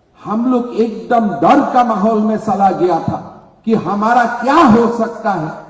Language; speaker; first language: Hindi; non-native, local second language; Assamese